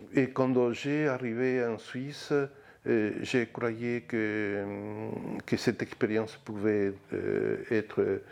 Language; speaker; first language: French; non-native, fluent; Spanish